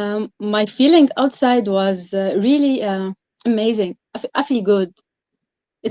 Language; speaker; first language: English; non-native, learner; Arabic